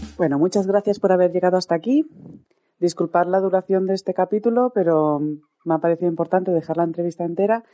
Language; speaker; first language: Spanish; native; Spanish